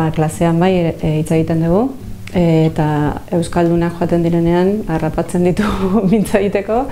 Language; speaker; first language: Basque; non-native, fluent; Spanish